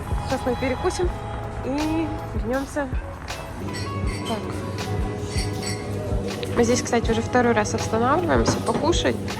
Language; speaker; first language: Russian; native; Russian